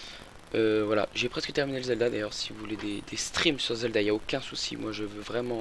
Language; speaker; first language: French; native; French